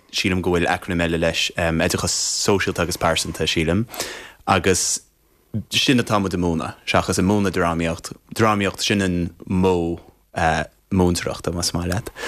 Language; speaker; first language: Irish; non-native, fluent; English